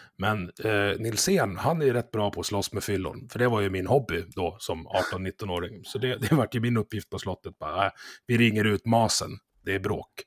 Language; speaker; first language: Swedish; native; Swedish